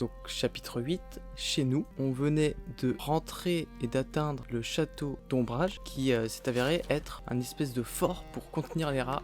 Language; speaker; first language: French; native; French